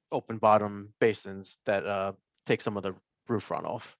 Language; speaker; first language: English; native; English